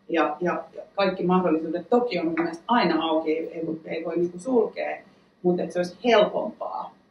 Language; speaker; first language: Finnish; native; Finnish